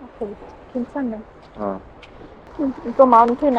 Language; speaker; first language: Korean; non-native, learner; Khmer